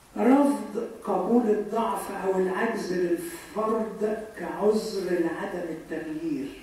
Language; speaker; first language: Arabic; native; Arabic